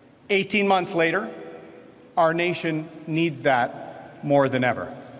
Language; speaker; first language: English; native; English